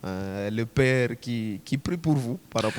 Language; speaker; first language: French; non-native, local second language; Swahili